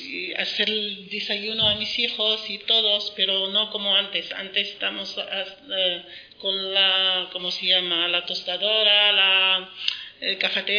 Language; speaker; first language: Spanish; non-native, learner; Arabic